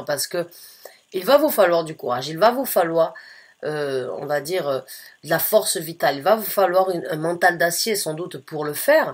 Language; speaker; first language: French; native; French